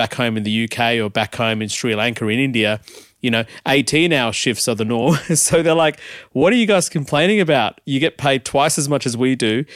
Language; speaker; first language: English; native; English